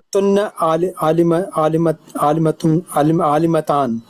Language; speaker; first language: Arabic; non-native, learner; Urdu